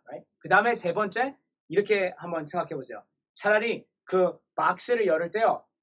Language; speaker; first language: Korean; non-native, learner; English